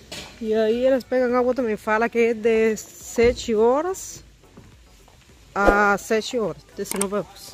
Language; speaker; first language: Portuguese; non-native, fluent; Spanish